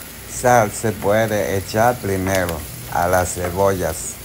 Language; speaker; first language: Spanish; non-native, learner; Chinese